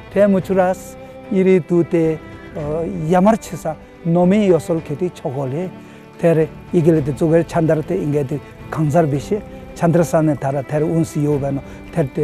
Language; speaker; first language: Mongolian; non-native, fluent; Tibetan